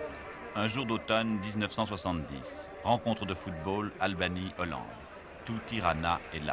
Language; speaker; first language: French; native; French